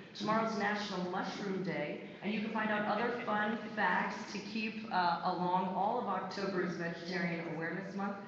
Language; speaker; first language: English; native; English